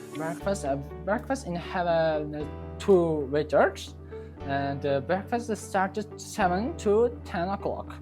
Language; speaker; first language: English; non-native, local second language; Uzbek